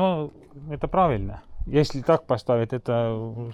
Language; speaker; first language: Russian; non-native, fluent; Estonian